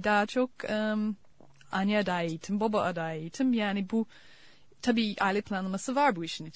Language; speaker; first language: Turkish; non-native, fluent; English